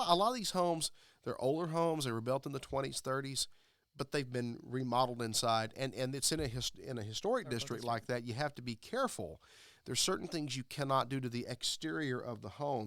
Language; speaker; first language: English; native; English